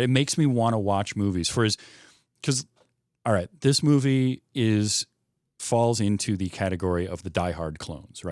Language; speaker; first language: English; native; English